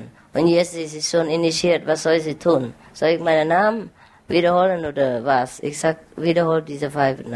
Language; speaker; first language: German; non-native, fluent; Vietnamese